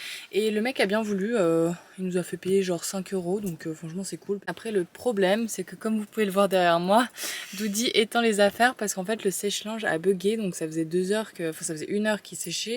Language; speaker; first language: French; native; French